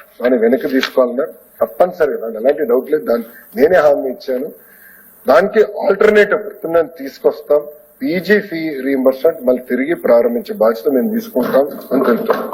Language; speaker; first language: Telugu; native; Telugu